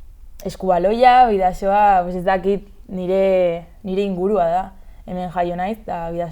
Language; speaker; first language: Basque; non-native, local second language; Spanish